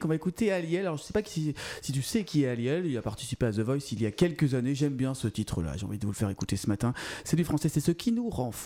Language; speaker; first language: French; native; French